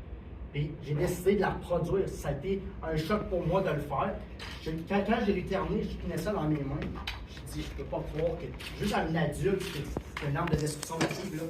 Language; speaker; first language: French; native; French